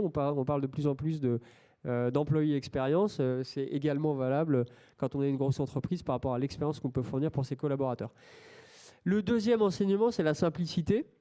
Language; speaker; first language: French; native; French